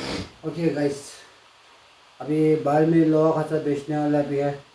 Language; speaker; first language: Hindi; non-native, local second language; Tibetan